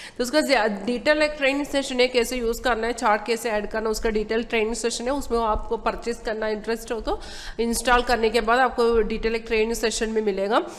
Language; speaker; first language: Hindi; non-native, local second language; Malayalam